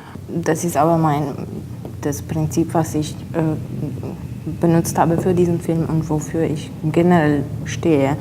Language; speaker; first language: German; non-native, fluent; Romanian